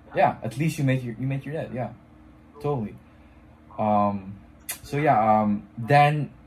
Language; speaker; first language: English; non-native, fluent; French